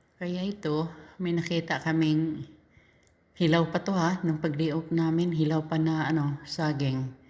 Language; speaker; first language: Filipino; non-native, local second language; Cebuano